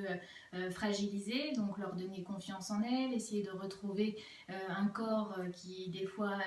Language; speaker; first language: French; native; French